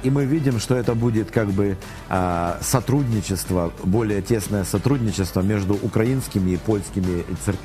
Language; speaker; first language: Polish; non-native, learner; Ukrainian